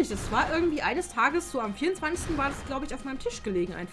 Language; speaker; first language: German; native; German